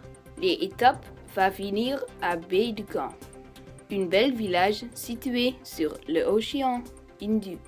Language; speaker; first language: French; non-native, learner; Dutch